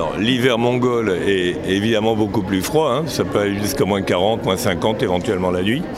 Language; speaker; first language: French; native; French